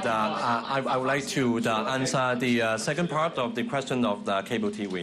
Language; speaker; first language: English; non-native, local second language; Cantonese